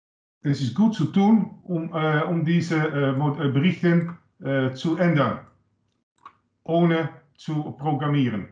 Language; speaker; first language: German; non-native, learner; Dutch